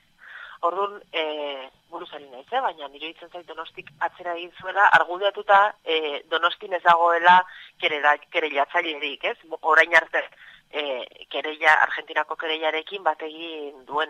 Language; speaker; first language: Basque; native; Basque